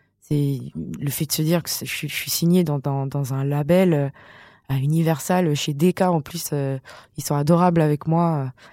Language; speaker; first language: French; non-native, local second language; Malagasy